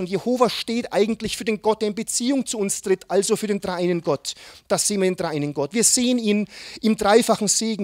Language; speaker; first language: German; native; German